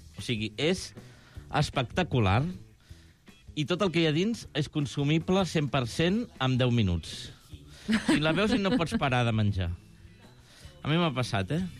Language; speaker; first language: Catalan; native; Catalan